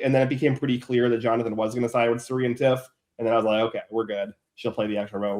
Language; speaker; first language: English; native; English